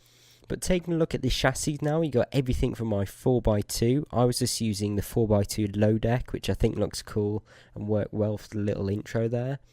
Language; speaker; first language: English; native; English